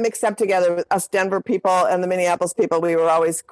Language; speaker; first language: English; native; English